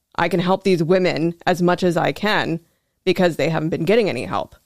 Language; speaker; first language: English; native; English